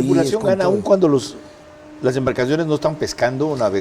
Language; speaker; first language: Spanish; native; Spanish